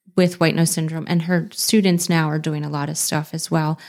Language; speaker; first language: English; native; English